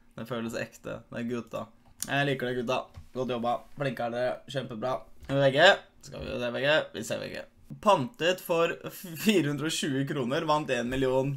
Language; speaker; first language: Norwegian; early bilingual, other home language; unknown